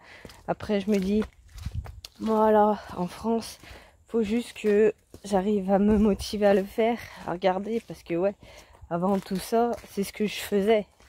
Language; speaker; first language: French; native; French